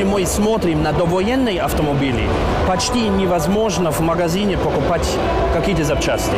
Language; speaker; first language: Russian; non-native, learner; German